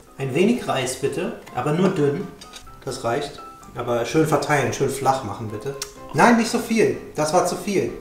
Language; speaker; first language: German; native; German